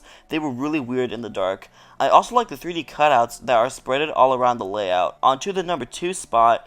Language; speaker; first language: English; native; English